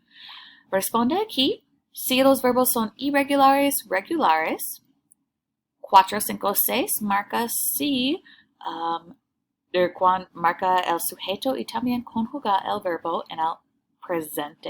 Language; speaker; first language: Spanish; non-native, learner; English